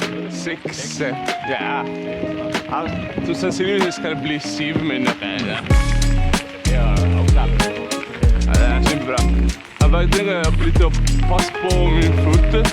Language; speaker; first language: Norwegian; non-native, learner; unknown